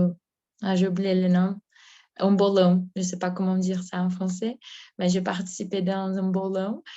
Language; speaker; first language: French; non-native, learner; Portuguese